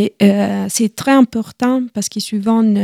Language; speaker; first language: French; non-native, learner; Italian